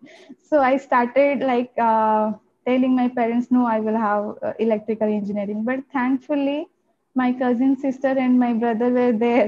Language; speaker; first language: English; non-native, local second language; Odia